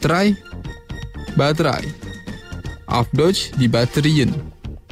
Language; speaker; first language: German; non-native, fluent; Indonesian